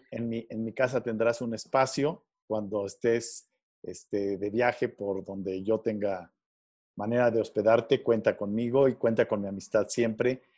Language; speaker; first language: Spanish; native; Spanish